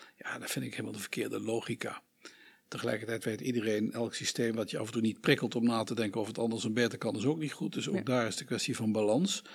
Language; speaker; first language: Dutch; native; Dutch